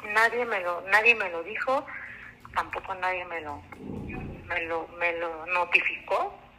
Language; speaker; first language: Spanish; non-native, local second language; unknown